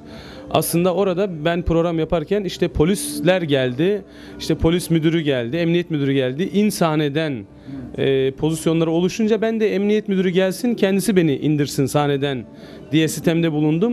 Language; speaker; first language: Turkish; native; Turkish